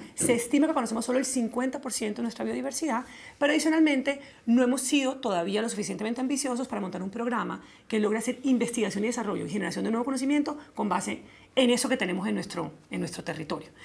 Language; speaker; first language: Spanish; native; Spanish